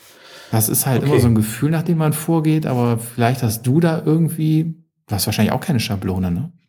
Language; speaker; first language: German; native; German